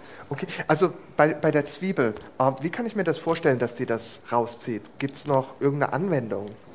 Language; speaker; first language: German; native; German